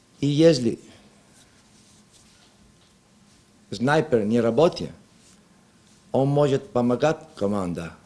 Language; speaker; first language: Russian; non-native, learner; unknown